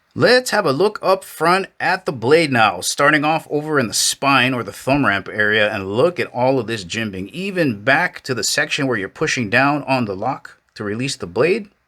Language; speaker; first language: English; native; English